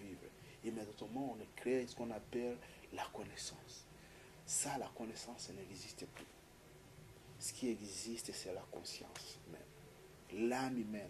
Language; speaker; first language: French; non-native, fluent; Kinyarwanda